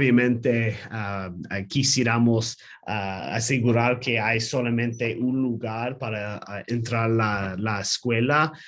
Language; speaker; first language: Spanish; non-native, learner; English